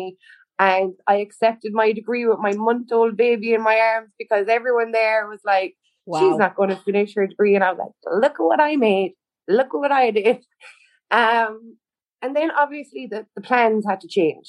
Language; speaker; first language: English; native; English